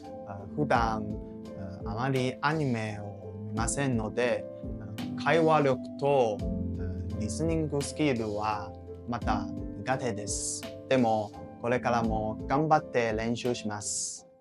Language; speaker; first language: Japanese; non-native, learner; Hakka Chinese